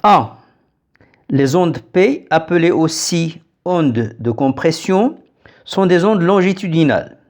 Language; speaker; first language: French; non-native, local second language; Arabic